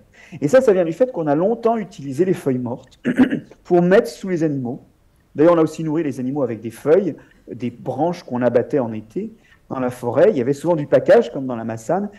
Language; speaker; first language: French; native; French